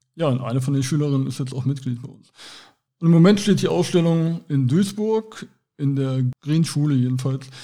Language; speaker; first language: German; native; German